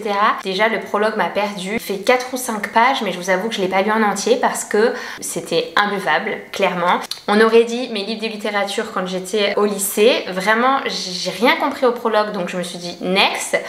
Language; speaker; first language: French; native; French